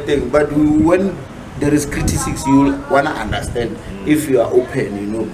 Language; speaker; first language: English; non-native, local second language; Northern Sotho